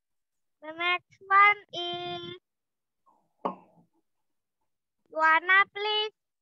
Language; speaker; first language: English; non-native, learner; Indonesian